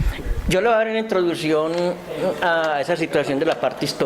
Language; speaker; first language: Spanish; native; Spanish